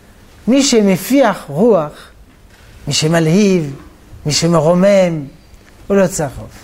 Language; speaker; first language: Hebrew; non-native, fluent; French